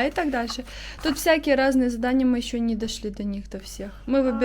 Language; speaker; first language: Russian; native; Russian